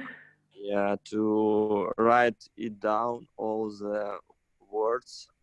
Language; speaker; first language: English; non-native, fluent; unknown